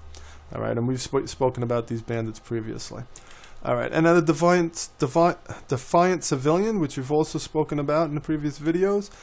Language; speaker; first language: English; native; English